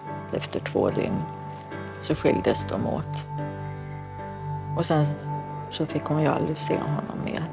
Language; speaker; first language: Swedish; early bilingual, other home language; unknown